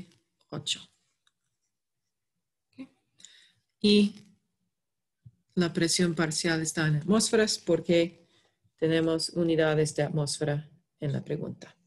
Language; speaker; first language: Spanish; non-native, fluent; English